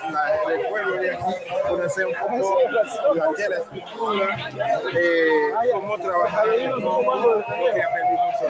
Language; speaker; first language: Spanish; non-native, learner; Haitian Creole